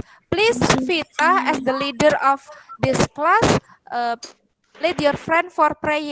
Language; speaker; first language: English; non-native, fluent; Indonesian